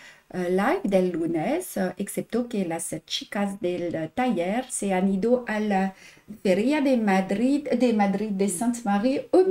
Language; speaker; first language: Spanish; non-native, learner; French